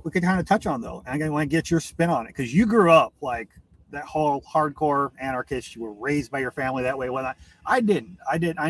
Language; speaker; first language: English; native; English